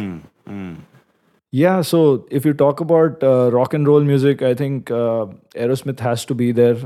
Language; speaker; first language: English; non-native, local second language; Hindi